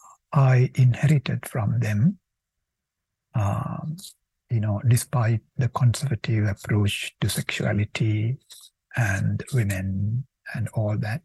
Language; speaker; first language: English; non-native, local second language; Sinhala